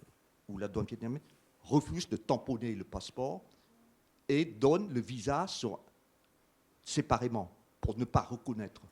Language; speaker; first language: French; native; French